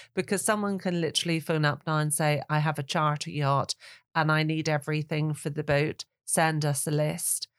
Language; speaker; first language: English; native; English